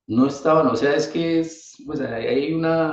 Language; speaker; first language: Spanish; native; Spanish